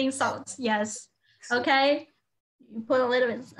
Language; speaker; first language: English; non-native, fluent; Vietnamese